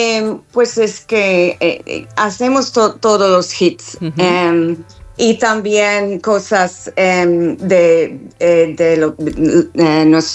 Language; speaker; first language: Spanish; non-native, fluent; English